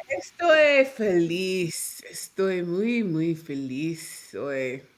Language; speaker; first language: Spanish; non-native, learner; English